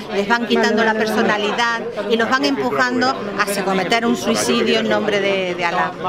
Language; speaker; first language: Spanish; native; Spanish